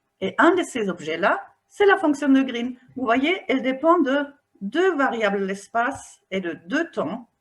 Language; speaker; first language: French; non-native, fluent; German